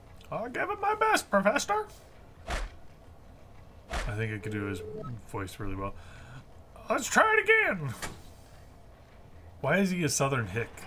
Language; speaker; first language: English; native; English